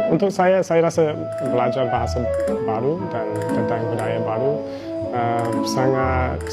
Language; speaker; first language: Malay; non-native, fluent; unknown